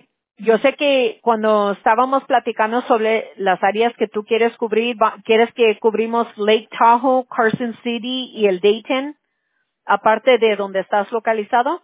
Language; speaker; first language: Spanish; early bilingual, heritage; English